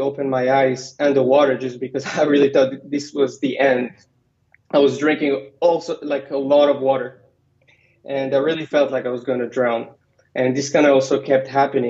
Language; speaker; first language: English; non-native, fluent; Arabic